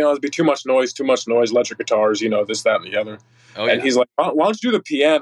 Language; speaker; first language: English; native; English